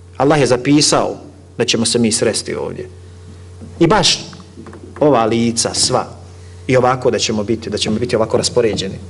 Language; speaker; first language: Bosnian; native; Bosnian